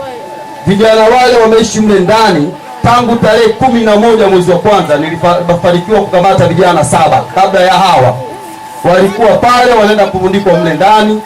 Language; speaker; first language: Swahili; native; Swahili